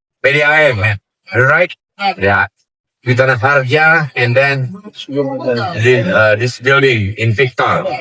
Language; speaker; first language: English; non-native, learner; Indonesian